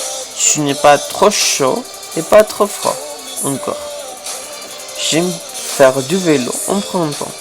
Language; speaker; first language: French; non-native, fluent; Spanish